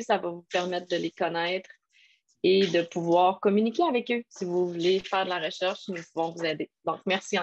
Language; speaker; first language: French; native; French